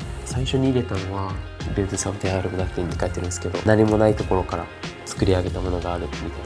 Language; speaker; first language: Japanese; native; Japanese